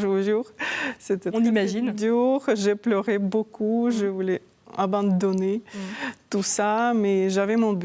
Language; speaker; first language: French; non-native, fluent; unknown